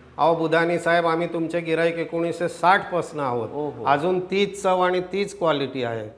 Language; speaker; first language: Marathi; non-native, local second language; Gujarati